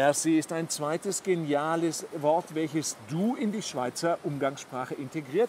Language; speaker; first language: German; native; German